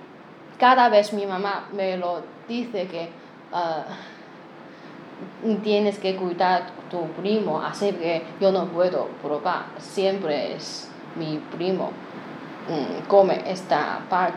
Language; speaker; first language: Spanish; non-native, learner; Chinese